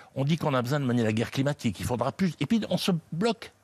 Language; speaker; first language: French; native; French